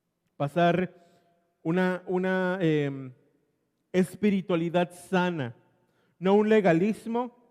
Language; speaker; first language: Spanish; native; Spanish